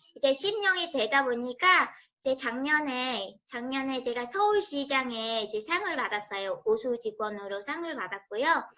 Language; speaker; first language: Korean; non-native, fluent; Vietnamese